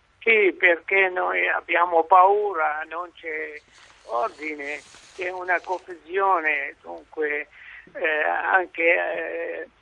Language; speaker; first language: Italian; non-native, fluent; Arabic